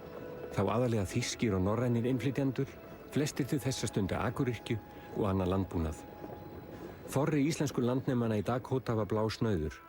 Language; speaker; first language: Icelandic; native; Icelandic